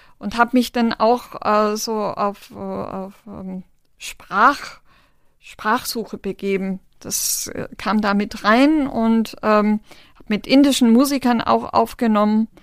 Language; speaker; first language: German; non-native, local second language; Romany